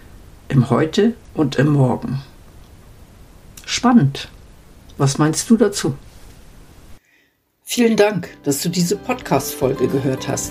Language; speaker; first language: German; native; German